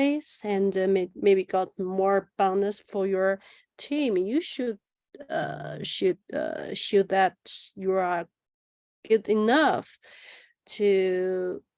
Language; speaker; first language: English; non-native, learner; Chinese